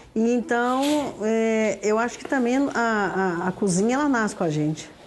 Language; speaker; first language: Portuguese; native; Portuguese